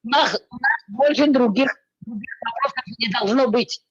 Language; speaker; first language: Russian; non-native, local second language; Tajik